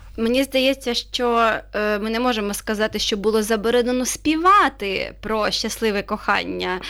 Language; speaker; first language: Ukrainian; native; Ukrainian